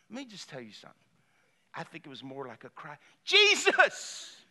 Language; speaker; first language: English; native; English